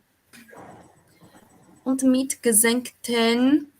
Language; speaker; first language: German; non-native, learner; Portuguese